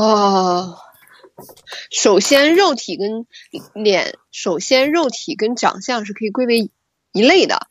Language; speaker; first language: Chinese; native; Chinese